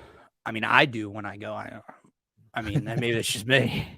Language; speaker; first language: English; native; English